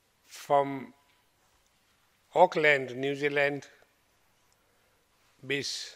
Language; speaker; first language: German; non-native, learner; Hindi